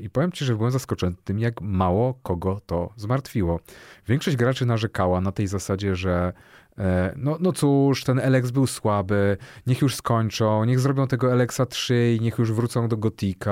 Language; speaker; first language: Polish; native; Polish